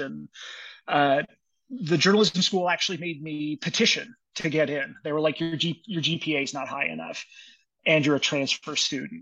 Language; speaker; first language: English; native; English